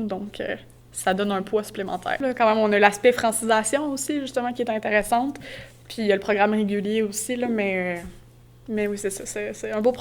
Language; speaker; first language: French; native; French